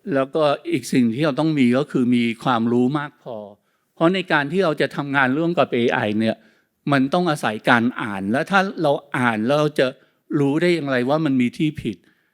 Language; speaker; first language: Thai; native; Thai